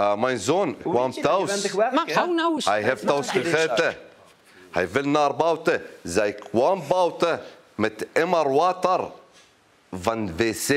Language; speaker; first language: Dutch; non-native, learner; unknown